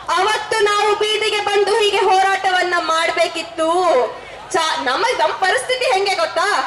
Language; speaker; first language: Kannada; non-native, local second language; Urdu